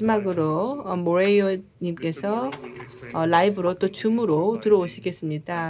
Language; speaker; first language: Korean; native; Korean